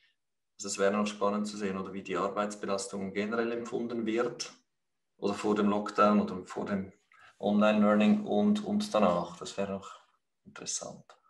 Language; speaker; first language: German; native; German